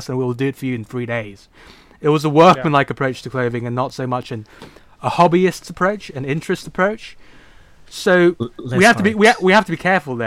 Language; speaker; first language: English; non-native, local second language; Cantonese